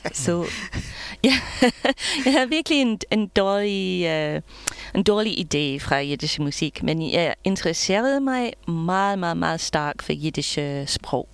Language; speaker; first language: Danish; non-native, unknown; English